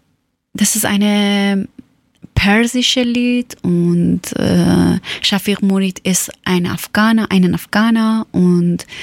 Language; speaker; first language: German; non-native, learner; Persian